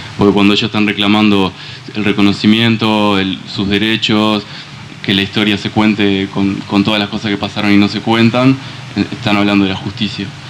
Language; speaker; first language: Spanish; native; Spanish